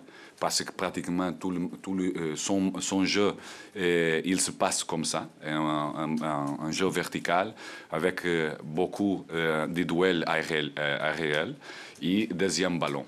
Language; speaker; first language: French; non-native, learner; Portuguese